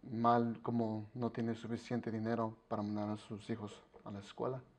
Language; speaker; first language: Spanish; early bilingual, heritage; Spanish